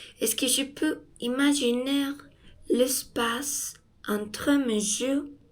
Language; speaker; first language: French; non-native, learner; Spanish